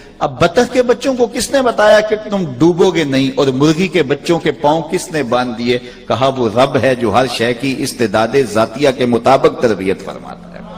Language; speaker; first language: Urdu; non-native, local second language; Punjabi